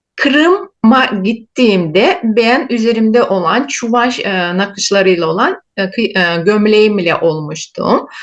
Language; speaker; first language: Turkish; non-native, fluent; Chuvash